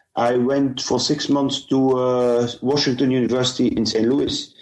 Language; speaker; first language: English; non-native, fluent; Dutch